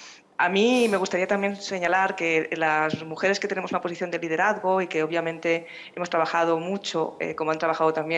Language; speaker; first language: Spanish; native; Spanish